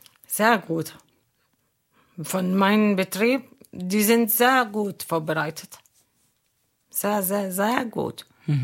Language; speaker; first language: German; non-native, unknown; Arabic